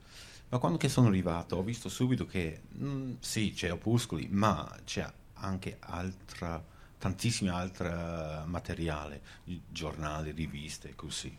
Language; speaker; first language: Italian; early bilingual, heritage; Venetian